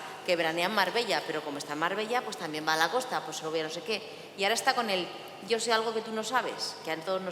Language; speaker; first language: Spanish; native; Spanish